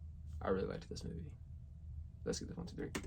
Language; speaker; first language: English; native; English